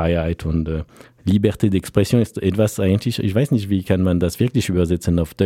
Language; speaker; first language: German; non-native, fluent; French